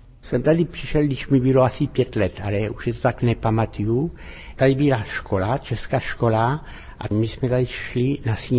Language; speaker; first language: Czech; early bilingual, heritage; French